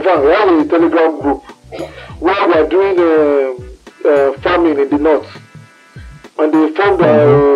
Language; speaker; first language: English; non-native, local second language; Yoruba